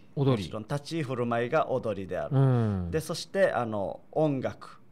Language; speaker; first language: Japanese; native; Japanese